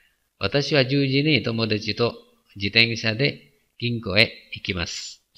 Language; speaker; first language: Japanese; non-native, fluent; Indonesian